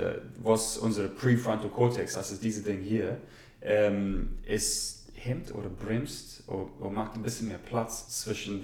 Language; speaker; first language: German; non-native, learner; English